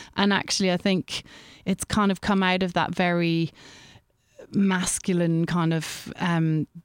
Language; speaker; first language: English; native; English